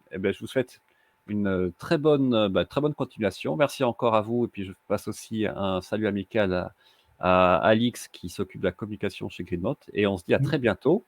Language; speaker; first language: French; native; French